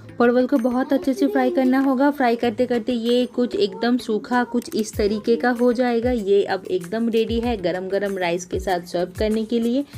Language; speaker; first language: Hindi; non-native, local second language; Bangla